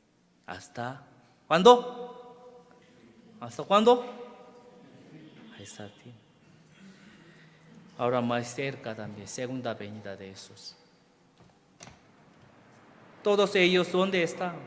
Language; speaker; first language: Spanish; non-native, learner; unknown